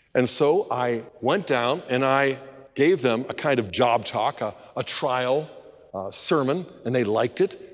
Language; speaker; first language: English; native; English